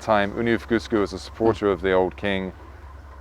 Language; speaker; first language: English; native; English